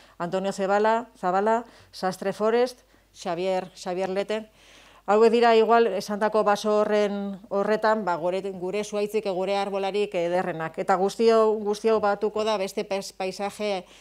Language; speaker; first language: Basque; native; Basque